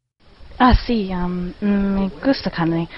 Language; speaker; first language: Spanish; non-native, learner; English